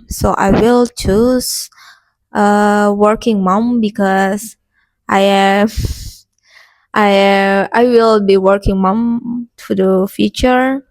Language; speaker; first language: English; non-native, learner; Indonesian